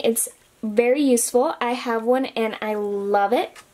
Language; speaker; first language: English; early bilingual, other home language; Spanish